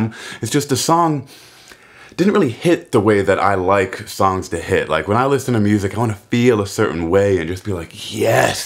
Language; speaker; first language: English; native; English